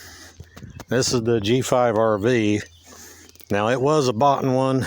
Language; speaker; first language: English; native; English